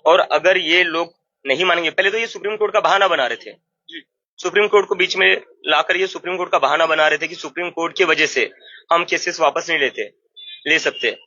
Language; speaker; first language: Hindi; non-native, local second language; Marathi